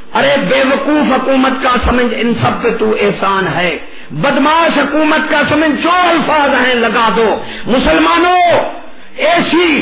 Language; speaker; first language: Urdu; non-native, local second language; Punjabi